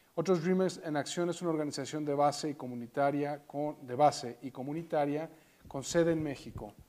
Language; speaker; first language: Spanish; native; Spanish